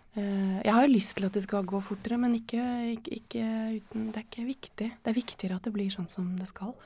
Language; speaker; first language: Norwegian; native; Norwegian